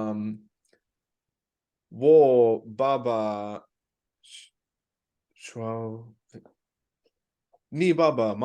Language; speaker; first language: Chinese; non-native, learner; English